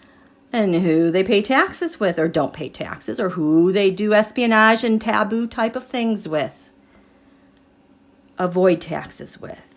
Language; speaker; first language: English; native; English